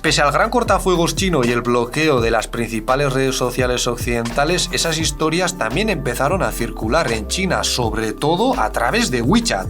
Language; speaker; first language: Spanish; native; Spanish